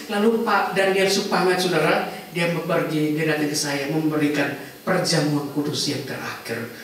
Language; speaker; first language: Indonesian; native; Indonesian